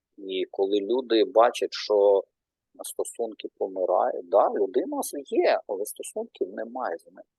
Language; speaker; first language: Ukrainian; non-native, local second language; Russian